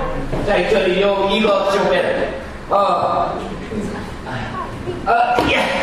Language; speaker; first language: Chinese; non-native, learner; Korean